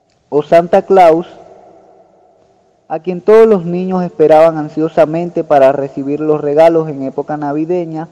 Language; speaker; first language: Spanish; native; Spanish